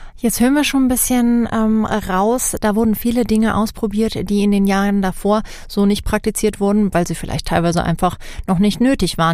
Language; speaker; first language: German; native; German